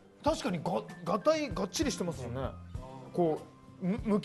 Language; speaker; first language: Japanese; native; Japanese